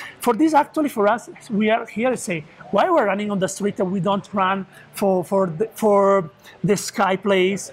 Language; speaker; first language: English; non-native, learner; Italian